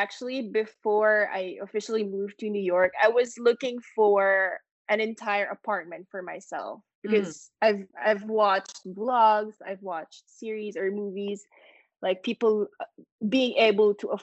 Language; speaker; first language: English; non-native, local second language; Filipino